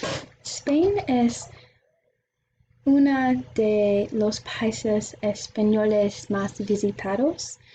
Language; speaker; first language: Spanish; non-native, learner; English